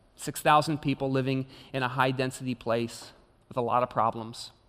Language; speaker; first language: English; native; English